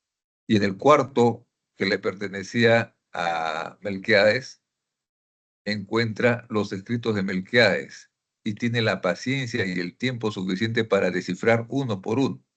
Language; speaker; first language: Spanish; native; Spanish